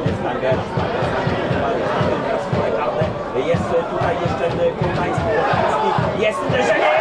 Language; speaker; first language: Polish; native; Polish